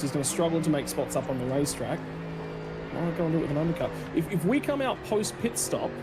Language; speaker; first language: English; native; English